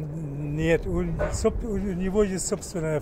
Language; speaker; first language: Russian; non-native, learner; German